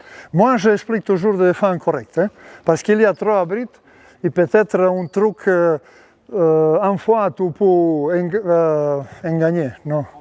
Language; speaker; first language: French; non-native, learner; Serbian